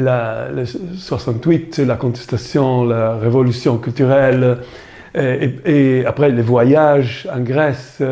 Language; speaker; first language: French; non-native, fluent; Italian